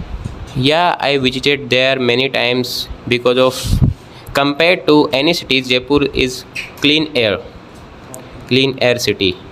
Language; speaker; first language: English; non-native, learner; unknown